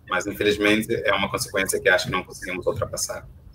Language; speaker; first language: Portuguese; non-native, local second language; Kabuverdianu